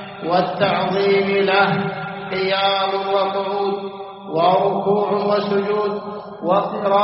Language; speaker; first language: Arabic; native; Arabic